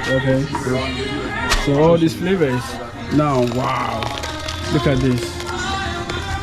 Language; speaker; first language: English; native; English